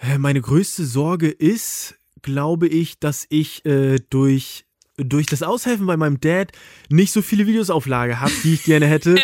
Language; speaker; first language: German; native; German